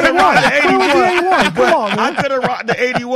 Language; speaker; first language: English; native; English